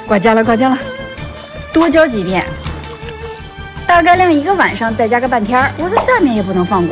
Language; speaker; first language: Chinese; native; Chinese